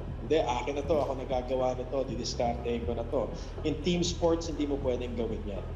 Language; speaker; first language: Filipino; early bilingual, heritage; English